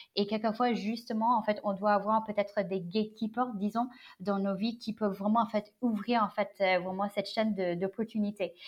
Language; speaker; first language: French; non-native, fluent; Chinese